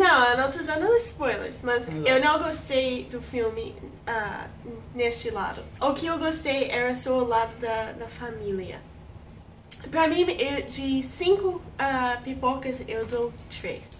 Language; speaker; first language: Portuguese; non-native, fluent; English